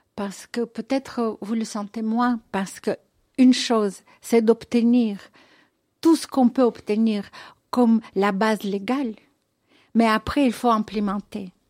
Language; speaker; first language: French; non-native, fluent; Russian